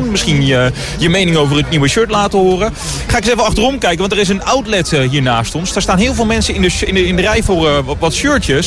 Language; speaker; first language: Dutch; native; Dutch